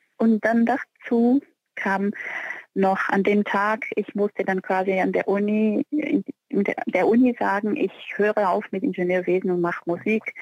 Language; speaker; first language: German; non-native, fluent; Portuguese